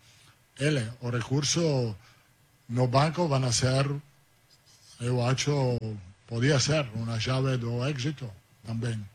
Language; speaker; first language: Portuguese; non-native, learner; Italian